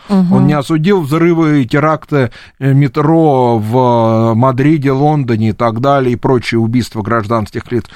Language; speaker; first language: Russian; native; Russian